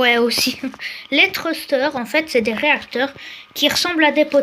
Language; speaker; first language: French; native; French